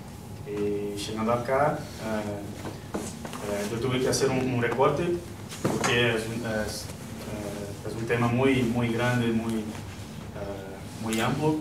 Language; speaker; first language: Spanish; non-native, learner; Portuguese